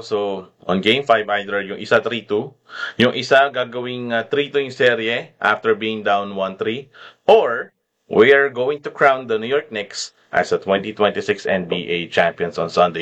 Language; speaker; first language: English; non-native, local second language; Filipino